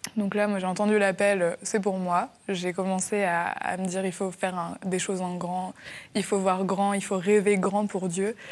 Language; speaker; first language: French; native; French